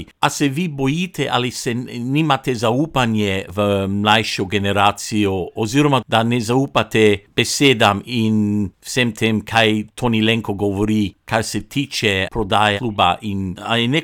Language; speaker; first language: Slovenian; non-native, local second language; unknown